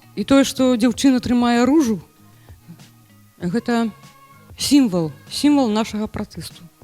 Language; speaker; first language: Belarusian; non-native, local second language; Russian